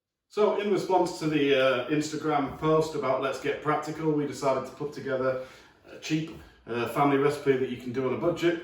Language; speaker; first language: English; native; English